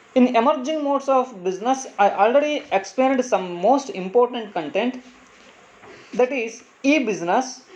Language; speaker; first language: English; non-native, local second language; Kannada